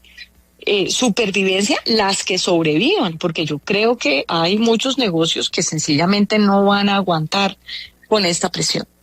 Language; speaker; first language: Spanish; native; Spanish